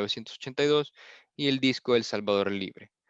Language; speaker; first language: Spanish; native; Spanish